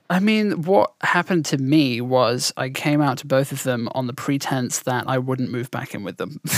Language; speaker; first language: English; native; English